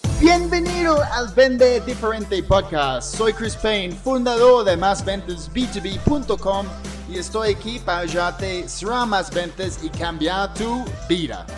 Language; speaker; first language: Spanish; non-native, fluent; English